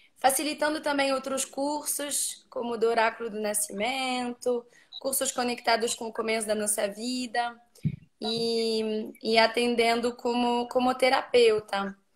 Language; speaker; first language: Portuguese; non-native, fluent; French